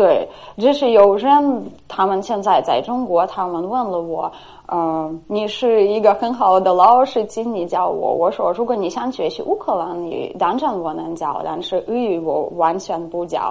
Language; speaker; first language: Chinese; non-native, fluent; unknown